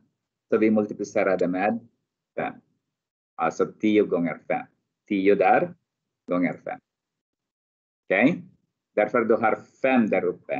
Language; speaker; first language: Swedish; non-native, fluent; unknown